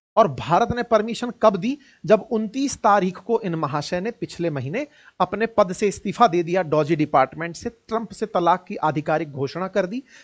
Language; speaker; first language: Hindi; native; Hindi